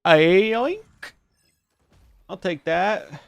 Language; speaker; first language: English; native; English